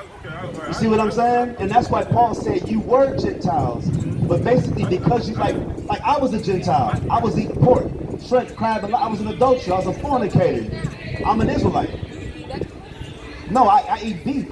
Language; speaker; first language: English; native; English